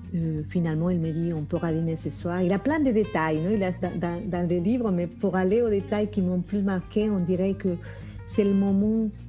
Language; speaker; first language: French; non-native, fluent; Spanish